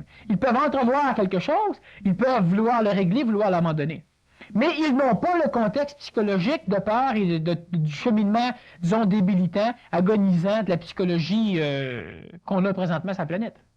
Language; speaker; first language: French; native; French